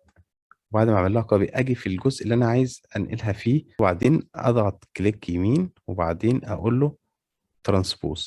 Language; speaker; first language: Arabic; native; Arabic